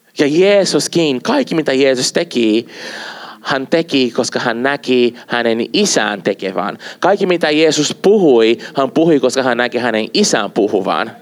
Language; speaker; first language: Finnish; non-native, fluent; Portuguese